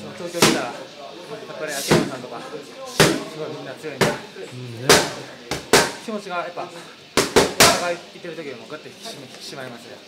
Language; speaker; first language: Japanese; native; Japanese